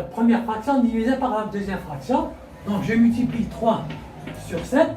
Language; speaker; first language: French; non-native, local second language; Arabic